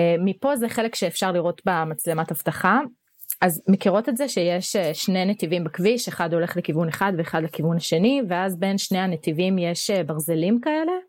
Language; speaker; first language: Hebrew; native; Hebrew